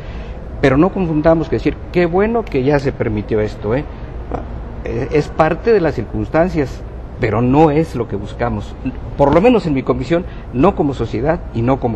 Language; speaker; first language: Spanish; native; Spanish